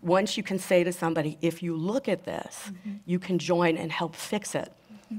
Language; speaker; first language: English; native; English